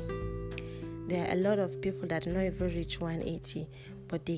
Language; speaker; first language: English; non-native, local second language; Hausa